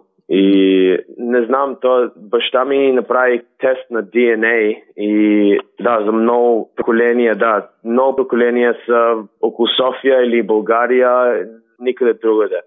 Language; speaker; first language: Bulgarian; early bilingual, heritage; Bulgarian